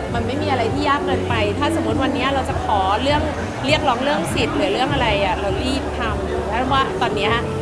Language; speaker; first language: Thai; native; Thai